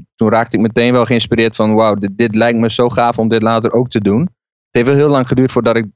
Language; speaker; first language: Dutch; native; Dutch